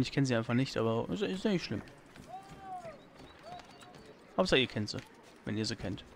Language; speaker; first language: German; native; German